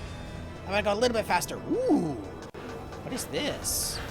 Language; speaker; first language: English; native; English